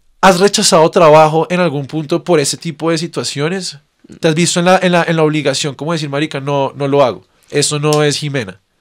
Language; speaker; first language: Spanish; native; Spanish